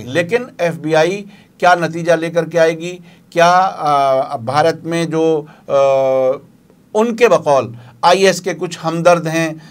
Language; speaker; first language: Urdu; native; Urdu